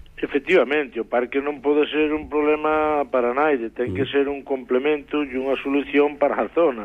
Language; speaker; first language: Galician; native; Galician